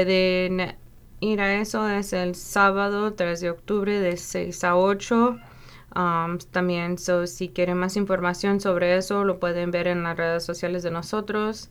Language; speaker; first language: Spanish; early bilingual, other home language; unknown